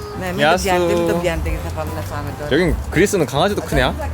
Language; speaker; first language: Korean; native; Korean